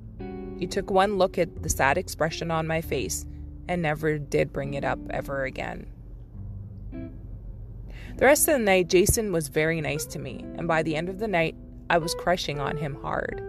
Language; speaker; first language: English; native; English